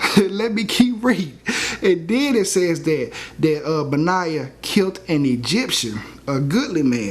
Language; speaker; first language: English; native; English